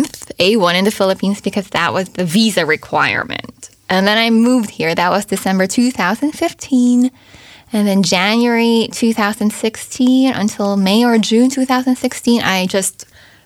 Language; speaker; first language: English; native; English